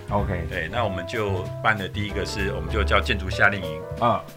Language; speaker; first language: Chinese; native; Chinese